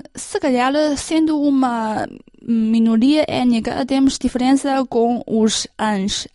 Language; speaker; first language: Portuguese; non-native, fluent; Chinese